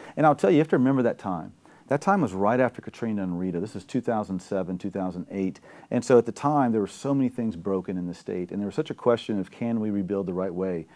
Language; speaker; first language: English; native; English